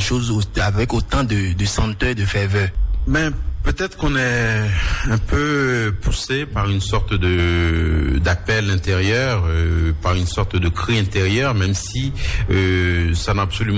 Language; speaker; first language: French; native; French